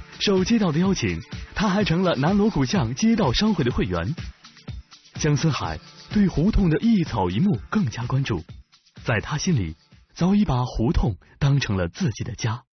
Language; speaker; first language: Chinese; native; Chinese